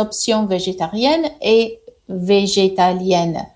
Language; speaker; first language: French; non-native, fluent; English